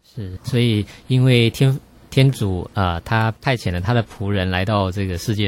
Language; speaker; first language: Chinese; native; Chinese